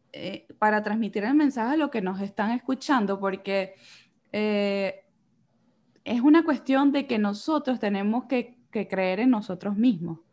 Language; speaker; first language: Spanish; native; Spanish